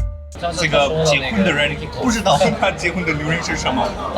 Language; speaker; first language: Chinese; non-native, learner; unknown